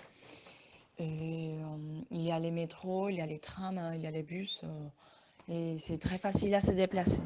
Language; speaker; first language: French; non-native, fluent; Spanish